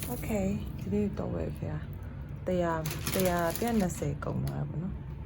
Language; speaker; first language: Burmese; non-native, local second language; Shan